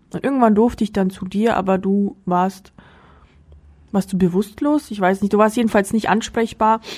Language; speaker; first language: German; early bilingual, other home language; Russian